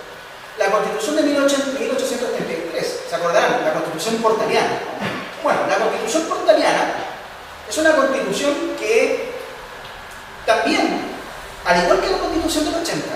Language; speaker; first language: Spanish; native; Spanish